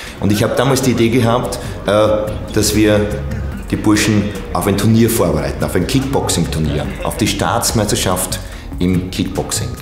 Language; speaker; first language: German; native; German